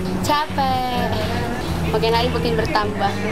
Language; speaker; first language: Indonesian; native; Indonesian